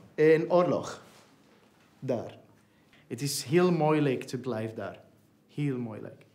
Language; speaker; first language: Dutch; non-native, learner; Arabic